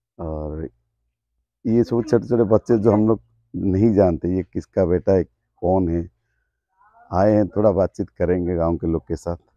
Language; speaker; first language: Hindi; non-native, local second language; Odia